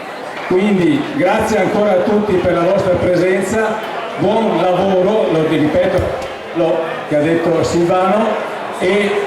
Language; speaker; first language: Italian; native; Italian